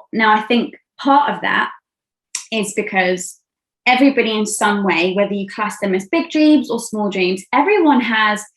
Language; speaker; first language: English; native; English